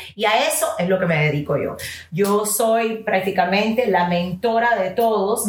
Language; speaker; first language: Spanish; early bilingual, heritage; English